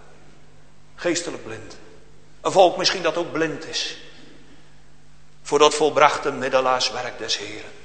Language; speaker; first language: Dutch; native; Dutch